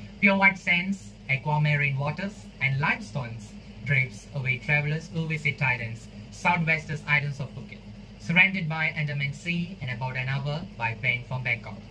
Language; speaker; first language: English; non-native, local second language; Tamil